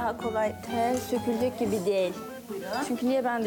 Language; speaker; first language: Turkish; native; Turkish